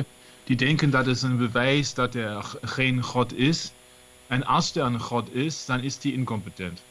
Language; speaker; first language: Dutch; non-native, learner; German